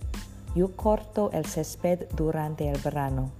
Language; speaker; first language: Spanish; non-native, learner; English